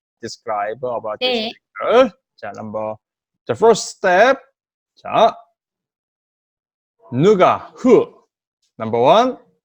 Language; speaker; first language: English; non-native, fluent; Korean